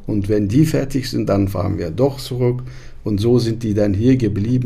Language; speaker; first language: German; non-native, fluent; Turkish